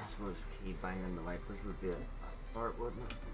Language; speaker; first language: English; native; English